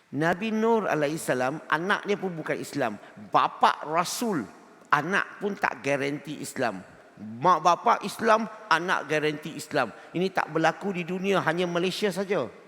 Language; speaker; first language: Malay; non-native, local second language; Chinese